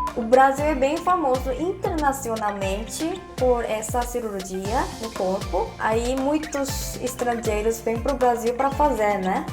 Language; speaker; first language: Portuguese; non-native, fluent; Korean